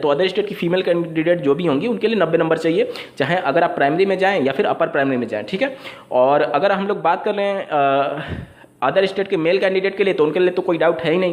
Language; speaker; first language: Hindi; native; Hindi